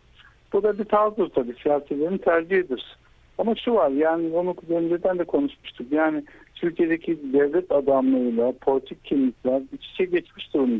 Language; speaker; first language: Turkish; native; Turkish